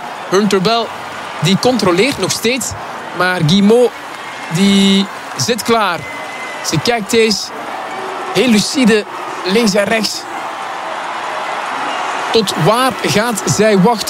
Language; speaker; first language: Dutch; native; Dutch